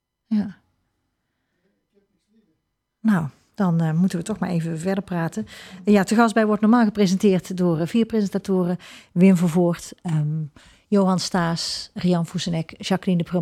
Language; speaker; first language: Dutch; native; Dutch